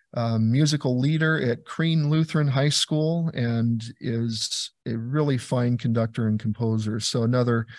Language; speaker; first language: English; native; English